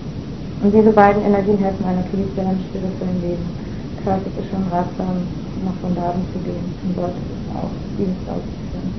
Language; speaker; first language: German; native; German